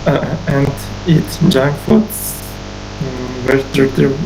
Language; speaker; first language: English; non-native, learner; Uzbek